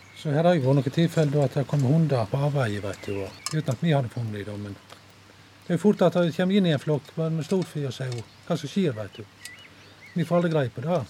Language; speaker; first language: Norwegian; native; Norwegian